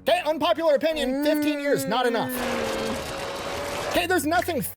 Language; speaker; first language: English; native; English